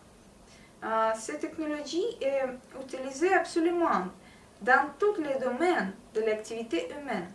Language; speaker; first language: French; non-native, learner; Russian